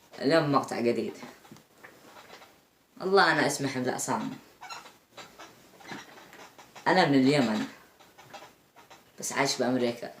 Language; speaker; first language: Arabic; native; Arabic